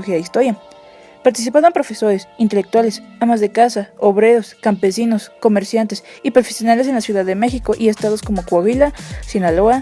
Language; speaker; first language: Spanish; native; Spanish